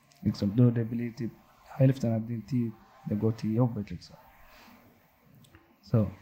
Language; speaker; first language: Swedish; non-native, local second language; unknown